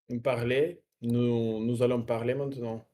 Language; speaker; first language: French; non-native, learner; Russian